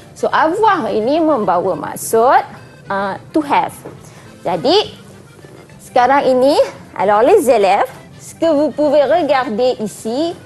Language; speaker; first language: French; non-native, fluent; Malay